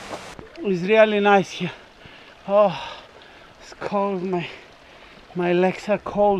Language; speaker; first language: English; non-native, learner; Greek